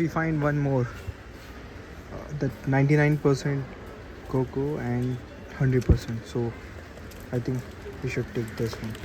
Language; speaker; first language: English; non-native, local second language; Hindi